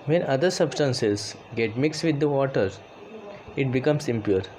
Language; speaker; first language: English; non-native, local second language; Marathi